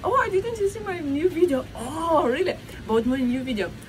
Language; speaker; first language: English; non-native, fluent; Russian